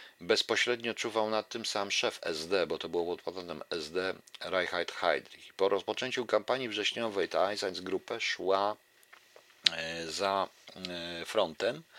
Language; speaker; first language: Polish; native; Polish